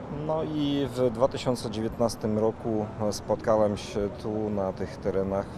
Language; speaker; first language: Polish; early bilingual, heritage; Kazakh